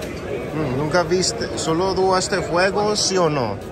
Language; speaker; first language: Spanish; early bilingual, heritage; English